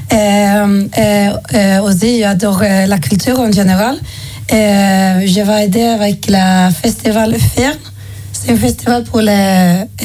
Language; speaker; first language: French; non-native, learner; Swedish